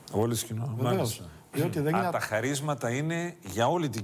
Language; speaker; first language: Greek; native; Greek